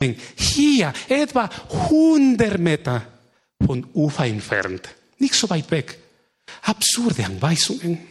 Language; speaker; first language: German; non-native, fluent; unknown